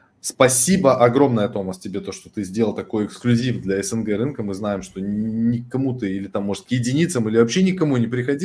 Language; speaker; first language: Russian; native; Russian